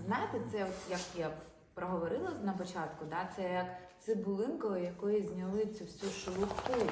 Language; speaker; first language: Ukrainian; non-native, local second language; Russian